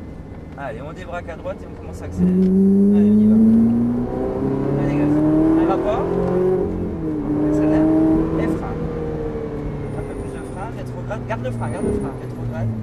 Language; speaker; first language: French; native; French